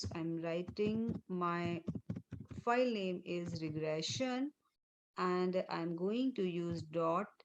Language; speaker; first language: English; non-native, local second language; Hindi